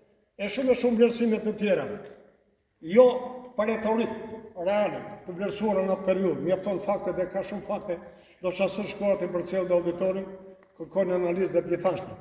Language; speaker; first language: Albanian; native; Albanian